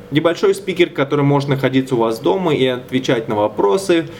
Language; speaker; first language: Russian; native; Russian